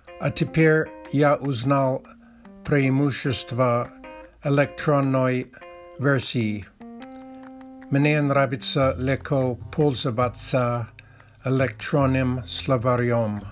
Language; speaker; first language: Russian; non-native, learner; Czech